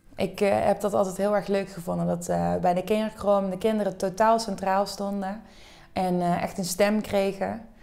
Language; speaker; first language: Dutch; native; Dutch